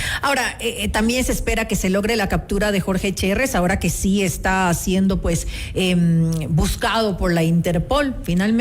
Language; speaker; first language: Spanish; native; Spanish